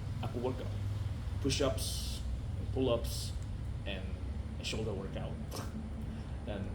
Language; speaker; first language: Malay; non-native, learner; Korean